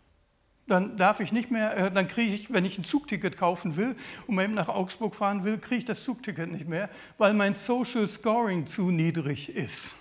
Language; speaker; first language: German; native; German